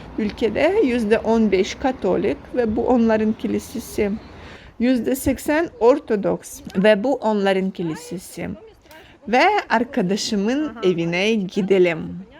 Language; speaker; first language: Turkish; non-native, fluent; Russian